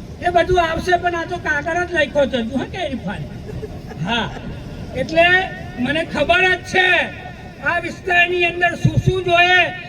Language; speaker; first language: Gujarati; native; Gujarati